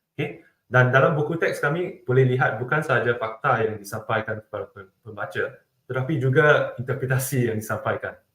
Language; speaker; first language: Malay; non-native, local second language; Chinese